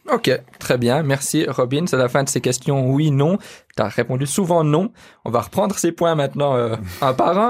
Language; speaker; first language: French; native; French